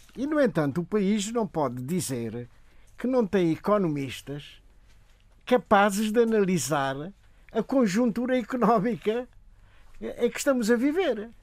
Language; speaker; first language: Portuguese; non-native, local second language; Upper Guinea Crioulo